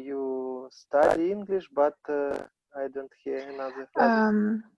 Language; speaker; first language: English; non-native, learner; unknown